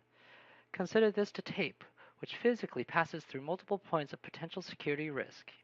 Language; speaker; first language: English; native; English